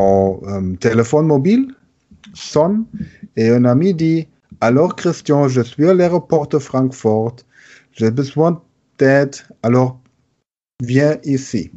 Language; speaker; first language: French; non-native, learner; German